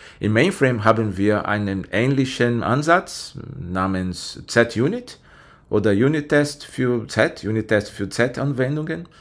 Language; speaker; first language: German; non-native, fluent; Portuguese